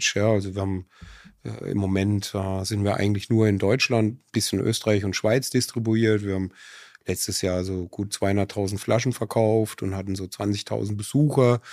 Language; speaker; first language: German; native; German